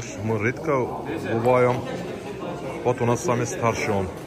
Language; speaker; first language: Russian; non-native, learner; Turkish